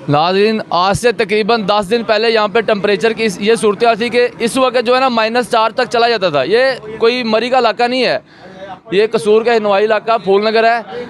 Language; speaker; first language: Urdu; non-native, local second language; Punjabi